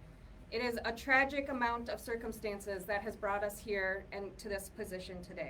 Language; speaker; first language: English; native; English